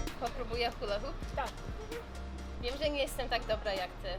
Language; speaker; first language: Polish; early bilingual, heritage; English